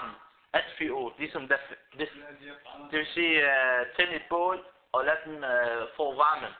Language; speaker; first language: Danish; non-native, fluent; Arabic